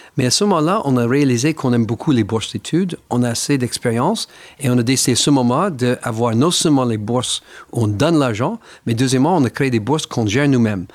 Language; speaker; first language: French; non-native, fluent; English